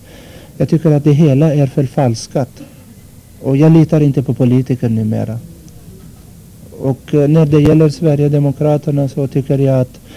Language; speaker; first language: Swedish; non-native, fluent; Armenian